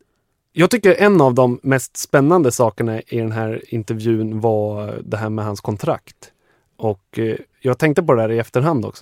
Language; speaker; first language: Swedish; native; Swedish